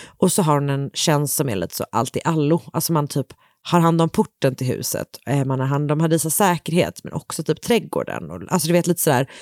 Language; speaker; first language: Swedish; native; Swedish